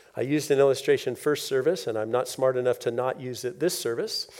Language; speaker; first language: English; native; English